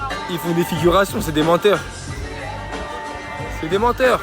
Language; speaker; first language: French; native; French